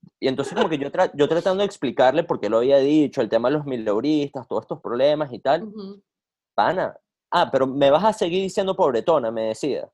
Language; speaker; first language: Spanish; native; Spanish